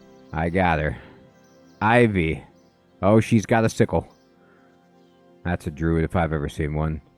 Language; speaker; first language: English; native; English